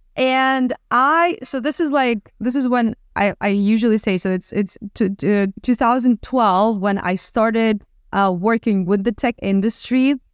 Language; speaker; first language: English; non-native, fluent; Russian